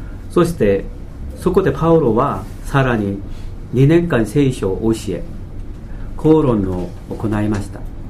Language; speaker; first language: Japanese; non-native, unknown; Korean